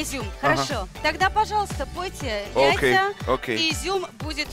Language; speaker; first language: Russian; native; Russian